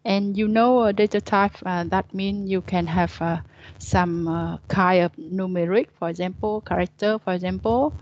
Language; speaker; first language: English; non-native, learner; Vietnamese